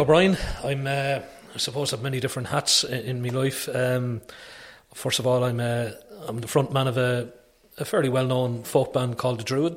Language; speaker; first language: English; native; English